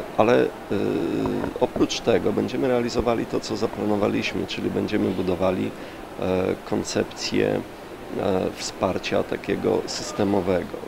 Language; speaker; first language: Polish; native; Polish